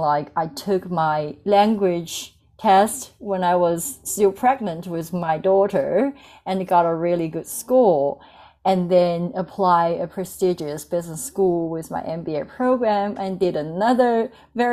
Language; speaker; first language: English; non-native, fluent; Chinese